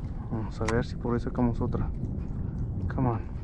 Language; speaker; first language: Spanish; native; Spanish